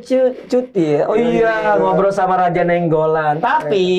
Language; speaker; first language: Indonesian; native; Indonesian